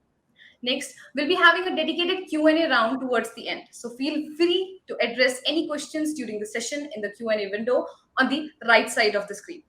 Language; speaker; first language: English; non-native, local second language; Hindi